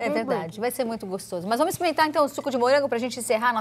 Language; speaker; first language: Portuguese; native; Portuguese